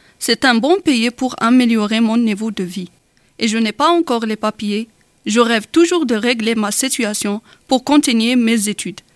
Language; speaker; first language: French; non-native, local second language; Arabic